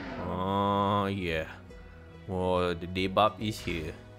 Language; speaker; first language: English; non-native, local second language; Malay